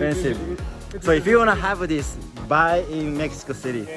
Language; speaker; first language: English; non-native, learner; Japanese